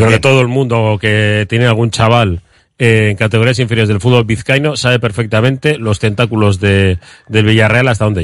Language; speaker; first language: Spanish; native; Spanish